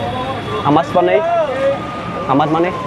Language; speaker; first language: English; non-native, learner; Vietnamese